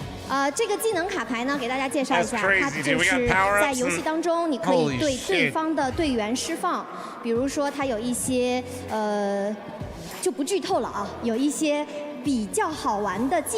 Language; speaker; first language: Chinese; native; Chinese